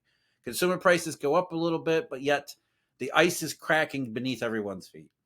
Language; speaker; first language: English; native; English